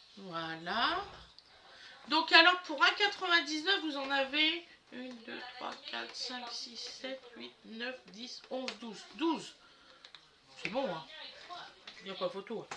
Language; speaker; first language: French; native; French